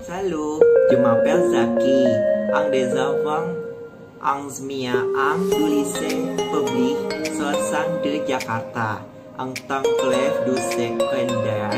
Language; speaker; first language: French; non-native, learner; Indonesian